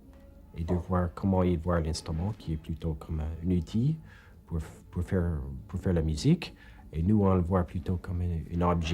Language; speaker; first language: French; non-native, fluent; English